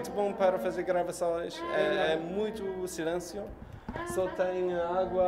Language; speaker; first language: Portuguese; non-native, learner; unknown